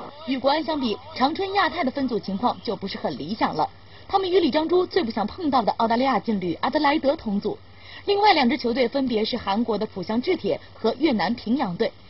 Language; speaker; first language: Chinese; native; Chinese